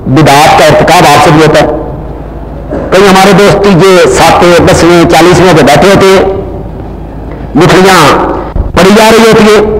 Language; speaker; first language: Urdu; non-native, local second language; Punjabi